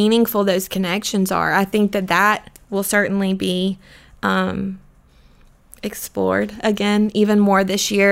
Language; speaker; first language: English; native; English